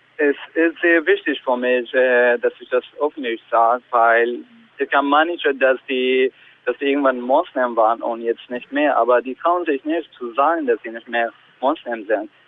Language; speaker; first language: German; non-native, learner; Kurdish